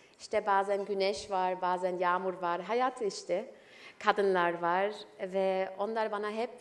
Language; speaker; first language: Turkish; early bilingual, heritage; German